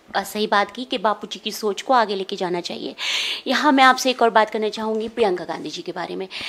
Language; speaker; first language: Hindi; native; Hindi